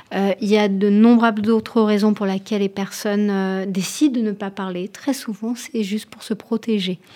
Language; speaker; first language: French; non-native, fluent; Hebrew